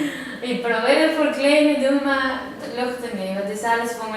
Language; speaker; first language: Dutch; non-native, learner; Spanish